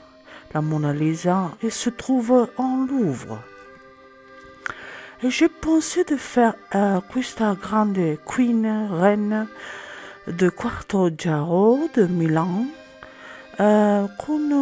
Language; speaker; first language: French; non-native, learner; Italian